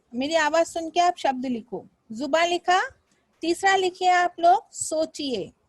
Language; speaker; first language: Hindi; non-native, local second language; Marathi